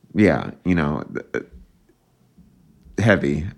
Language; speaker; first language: English; native; English